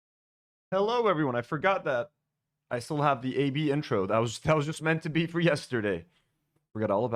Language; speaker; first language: English; non-native, local second language; Arabic